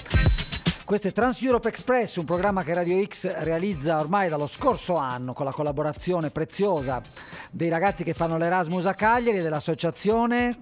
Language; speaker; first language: Italian; native; Italian